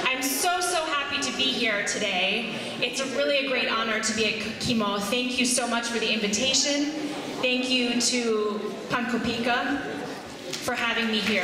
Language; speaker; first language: English; native; English